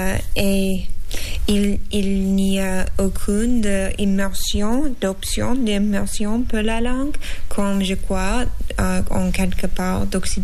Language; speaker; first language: French; non-native, learner; English